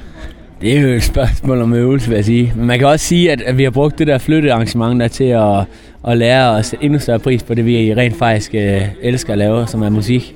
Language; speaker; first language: Danish; native; Danish